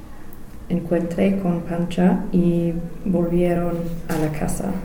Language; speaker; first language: Spanish; non-native, learner; English